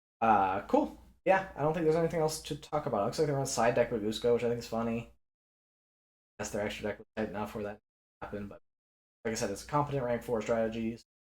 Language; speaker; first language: English; native; English